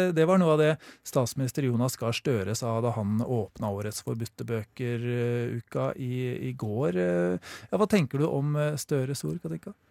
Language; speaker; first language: Norwegian; native; Norwegian